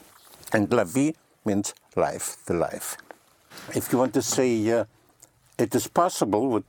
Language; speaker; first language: English; non-native, fluent; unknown